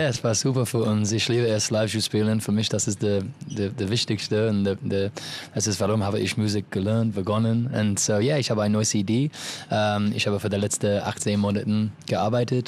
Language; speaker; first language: German; non-native, learner; English